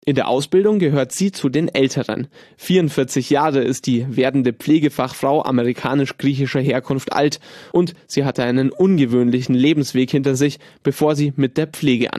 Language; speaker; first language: German; native; German